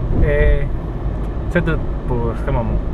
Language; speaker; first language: French; non-native, learner; Spanish